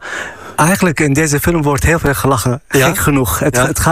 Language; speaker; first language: Dutch; non-native, fluent; Arabic